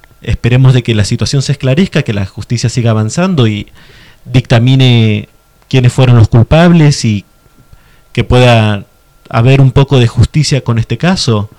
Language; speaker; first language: Spanish; native; Spanish